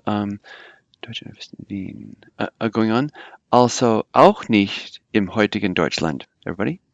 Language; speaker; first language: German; non-native, fluent; English